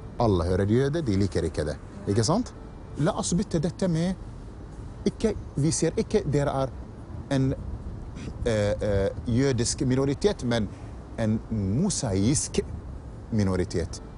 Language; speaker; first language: Norwegian; non-native, fluent; Arabic